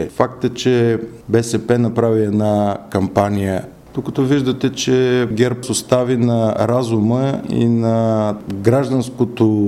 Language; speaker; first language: Bulgarian; native; Bulgarian